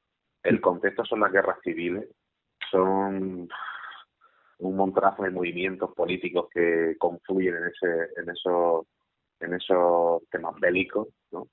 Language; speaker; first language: Spanish; native; Spanish